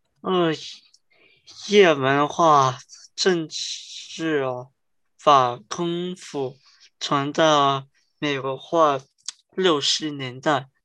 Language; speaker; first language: Chinese; early bilingual, heritage; Chinese